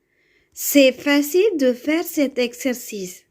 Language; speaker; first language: French; non-native, fluent; Tamil